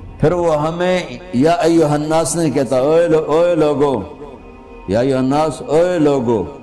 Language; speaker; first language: Urdu; non-native, local second language; Punjabi